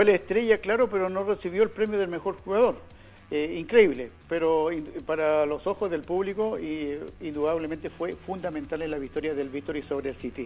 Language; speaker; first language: Spanish; native; Spanish